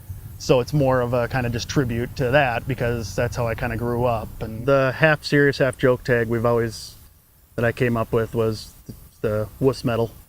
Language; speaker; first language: English; native; English